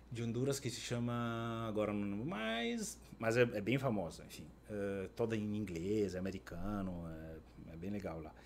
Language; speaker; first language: Portuguese; non-native, fluent; Italian